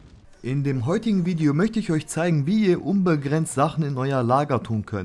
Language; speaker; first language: German; native; German